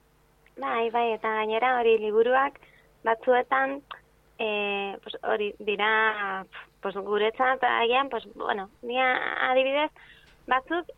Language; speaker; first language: Basque; non-native, fluent; Spanish